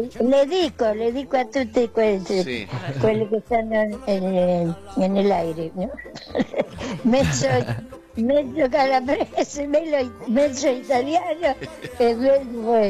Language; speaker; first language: Italian; early bilingual, heritage; Spanish